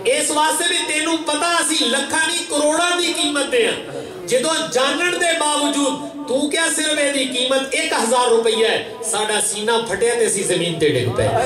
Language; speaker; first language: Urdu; non-native, local second language; Punjabi